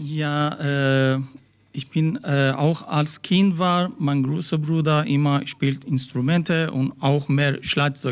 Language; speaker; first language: German; non-native, learner; Persian